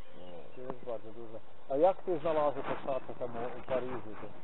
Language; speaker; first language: Polish; non-native, learner; Ukrainian